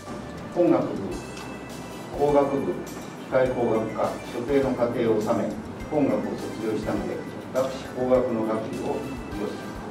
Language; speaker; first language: Japanese; native; Japanese